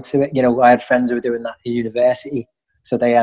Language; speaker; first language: English; native; English